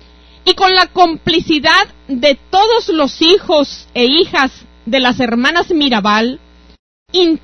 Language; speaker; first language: Spanish; native; Spanish